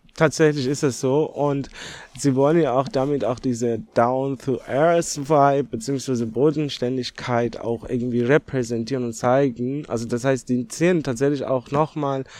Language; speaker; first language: German; non-native, fluent; Persian